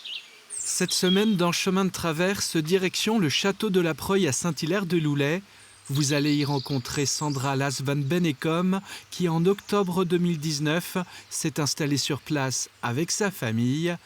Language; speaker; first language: French; native; French